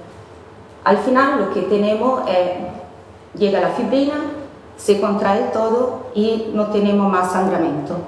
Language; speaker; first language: Spanish; non-native, fluent; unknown